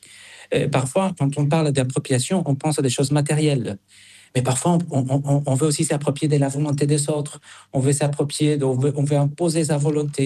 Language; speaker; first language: French; non-native, fluent; Spanish